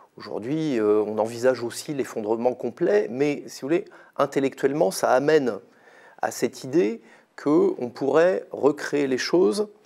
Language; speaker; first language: French; native; French